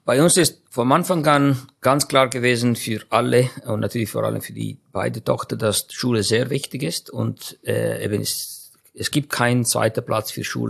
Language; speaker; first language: German; non-native, fluent; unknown